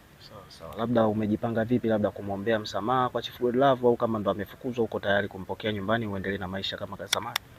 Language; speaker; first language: Swahili; native; Swahili